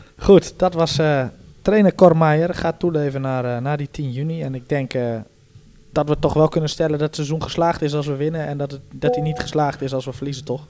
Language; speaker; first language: Dutch; native; Dutch